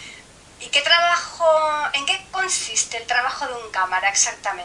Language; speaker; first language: Spanish; native; Spanish